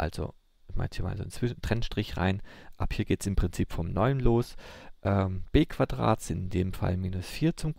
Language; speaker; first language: German; native; German